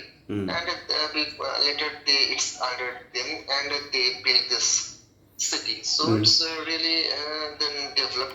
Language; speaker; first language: English; non-native, local second language; Bangla